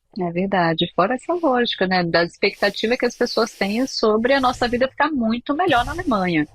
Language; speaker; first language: Portuguese; native; Portuguese